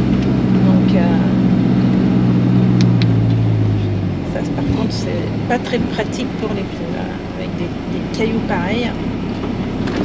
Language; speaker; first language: French; native; French